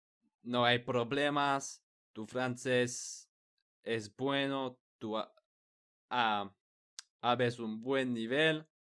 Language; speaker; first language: Spanish; non-native, learner; English